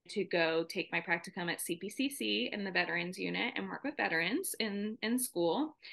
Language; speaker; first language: English; native; English